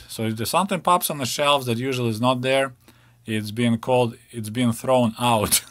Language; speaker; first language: English; non-native, fluent; Ukrainian